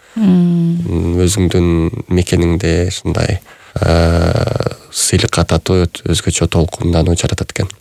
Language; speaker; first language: Kyrgyz; native; Kyrgyz